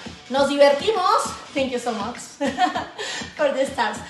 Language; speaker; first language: English; non-native, learner; Spanish